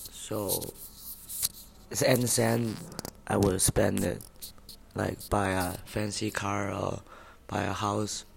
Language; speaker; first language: English; non-native, learner; Chinese